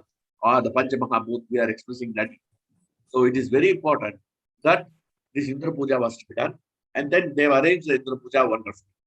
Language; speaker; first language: English; non-native, local second language; Hindi